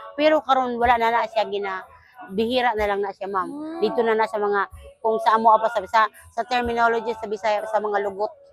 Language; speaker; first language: Cebuano; non-native, local second language; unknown